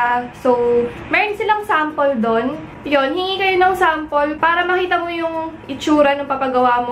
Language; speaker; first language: Filipino; native; Filipino